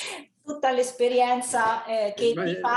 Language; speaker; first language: Italian; native; Italian